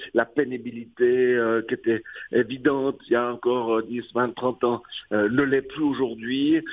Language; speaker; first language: French; native; French